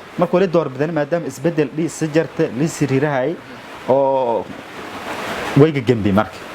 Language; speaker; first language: Somali; non-native, local second language; Maay